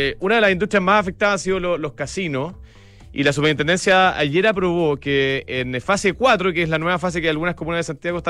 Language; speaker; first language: Spanish; native; Spanish